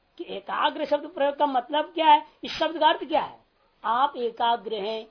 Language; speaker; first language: Hindi; native; Hindi